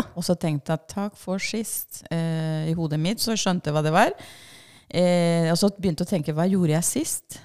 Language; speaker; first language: Norwegian; non-native, fluent; Spanish